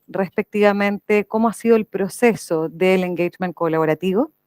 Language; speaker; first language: Spanish; native; Spanish